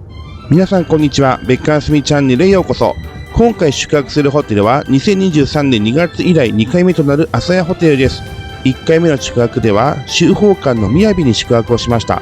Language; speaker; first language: Japanese; native; Japanese